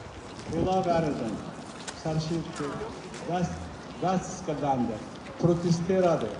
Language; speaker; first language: Swedish; non-native, fluent; Uyghur